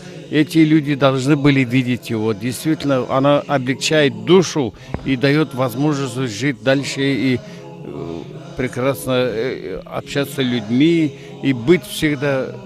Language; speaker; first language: Russian; non-native, local second language; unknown